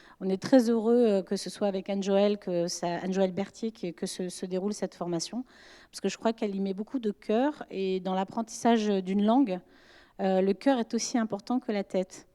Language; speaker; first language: French; native; French